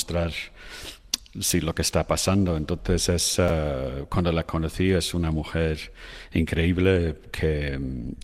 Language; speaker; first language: Spanish; non-native, fluent; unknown